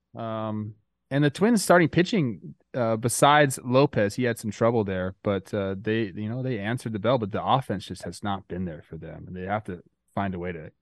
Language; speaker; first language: English; native; English